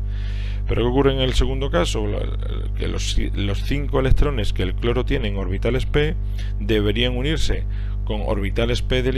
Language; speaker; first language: Spanish; native; Spanish